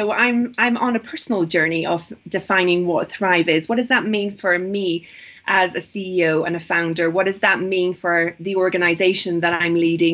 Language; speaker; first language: English; native; English